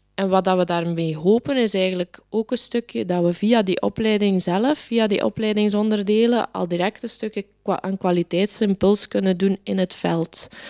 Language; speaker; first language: Dutch; native; Dutch